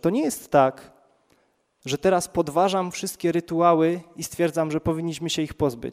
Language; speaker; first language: Polish; native; Polish